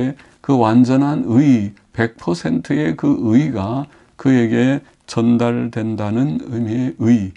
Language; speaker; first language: Korean; native; Korean